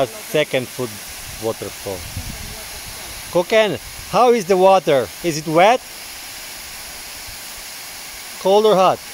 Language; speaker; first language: English; non-native, learner; Vietnamese